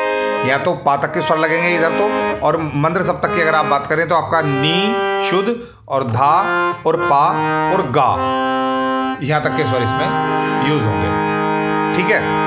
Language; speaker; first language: Hindi; native; Hindi